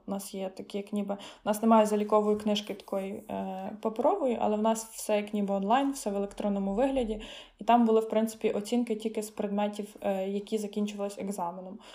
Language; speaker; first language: Ukrainian; native; Ukrainian